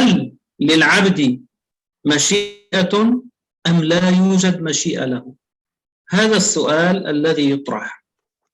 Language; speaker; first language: Arabic; native; Arabic